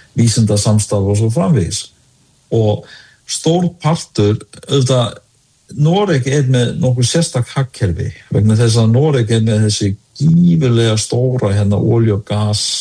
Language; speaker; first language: Icelandic; early bilingual, other home language; Danish